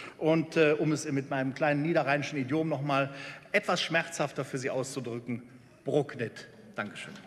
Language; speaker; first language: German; native; German